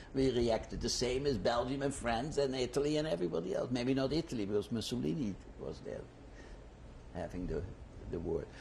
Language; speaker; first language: English; non-native, fluent; Dutch